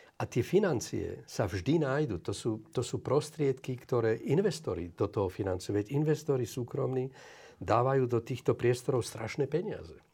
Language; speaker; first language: Slovak; native; Slovak